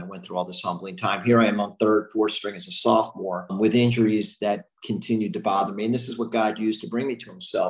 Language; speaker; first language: English; native; English